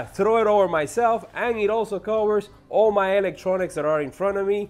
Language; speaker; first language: English; native; English